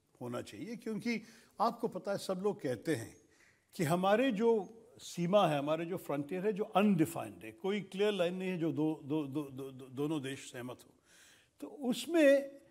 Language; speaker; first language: Hindi; non-native, local second language; Malayalam